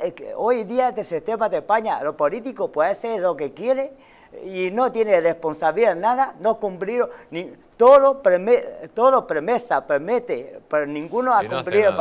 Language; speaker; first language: Spanish; non-native, learner; Chinese